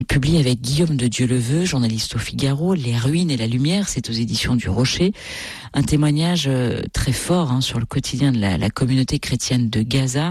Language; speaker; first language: French; native; French